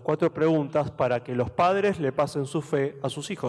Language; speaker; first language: Spanish; native; Spanish